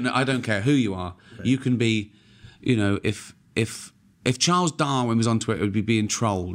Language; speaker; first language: English; native; English